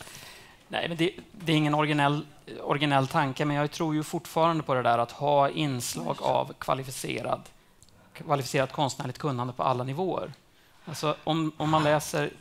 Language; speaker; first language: Swedish; native; Swedish